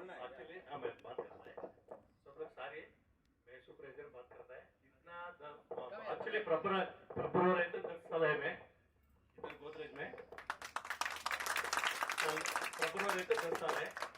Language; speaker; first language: Hindi; non-native, local second language; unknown